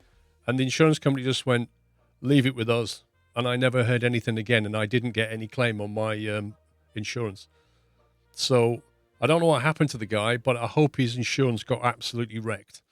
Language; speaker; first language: English; native; English